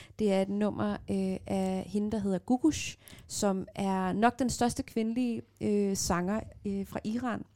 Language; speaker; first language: Danish; early bilingual, other home language; Persian